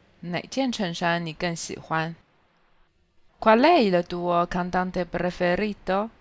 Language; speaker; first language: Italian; non-native, fluent; Chinese